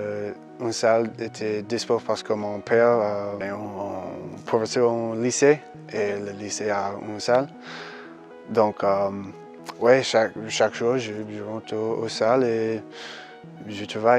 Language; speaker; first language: French; early bilingual, heritage; English